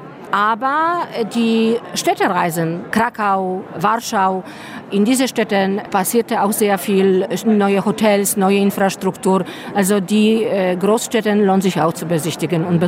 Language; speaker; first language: German; non-native, fluent; Polish